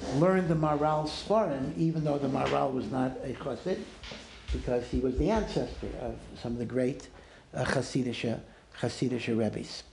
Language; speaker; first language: English; native; English